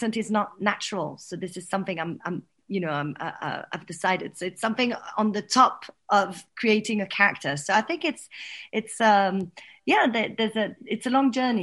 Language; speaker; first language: English; non-native, fluent; French